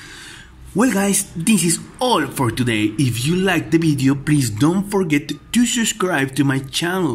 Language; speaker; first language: English; non-native, fluent; Spanish